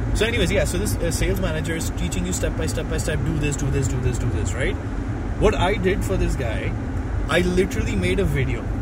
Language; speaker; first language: English; non-native, local second language; Hindi